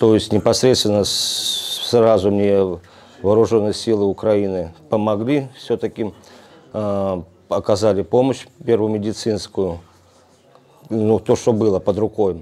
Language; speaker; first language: Russian; native; Russian